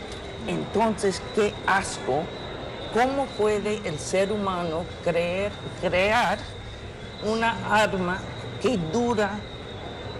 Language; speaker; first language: Spanish; non-native, fluent; English